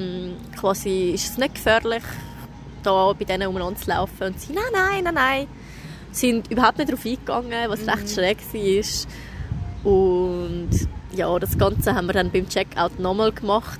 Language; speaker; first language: German; native; German